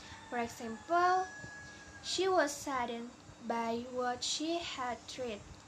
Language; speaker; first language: English; non-native, learner; Indonesian